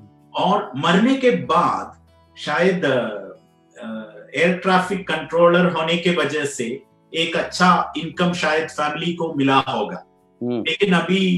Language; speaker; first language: Hindi; non-native, local second language; Malayalam